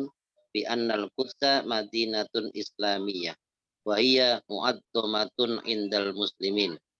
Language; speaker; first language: Arabic; non-native, learner; Indonesian